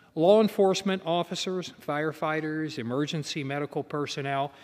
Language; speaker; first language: English; native; English